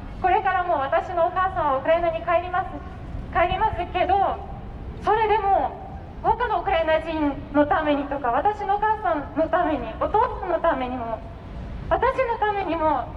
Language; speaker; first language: Japanese; non-native, fluent; Ukrainian